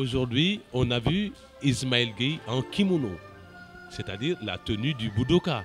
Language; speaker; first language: French; non-native, local second language; Wolof